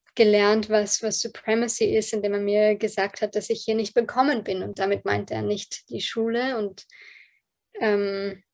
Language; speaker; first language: German; early bilingual, other home language; Polish